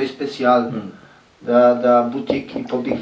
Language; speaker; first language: Norwegian; non-native, learner; Polish